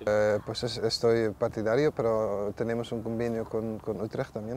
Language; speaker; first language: Spanish; non-native, fluent; Dutch